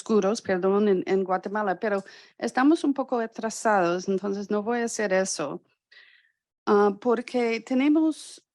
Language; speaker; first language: Spanish; non-native, fluent; English